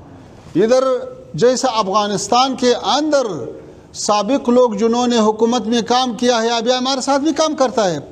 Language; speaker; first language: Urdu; non-native, fluent; Pashto